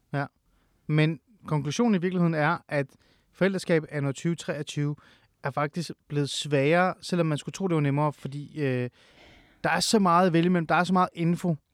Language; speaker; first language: Danish; early bilingual, other home language; Persian